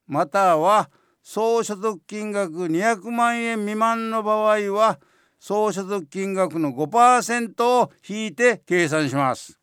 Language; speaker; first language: Japanese; native; Japanese